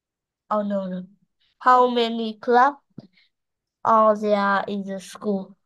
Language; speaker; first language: English; non-native, learner; Vietnamese